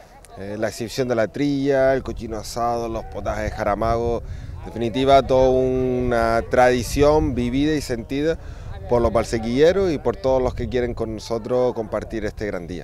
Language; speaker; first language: Spanish; native; Spanish